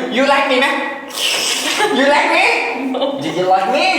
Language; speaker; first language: English; non-native, learner; Thai